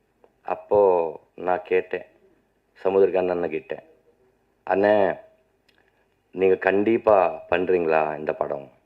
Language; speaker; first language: Tamil; non-native, learner; Telugu